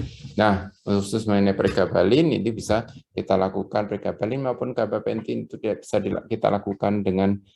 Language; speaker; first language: Indonesian; native; Indonesian